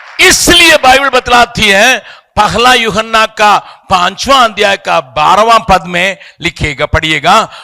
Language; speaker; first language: Hindi; non-native, local second language; Tamil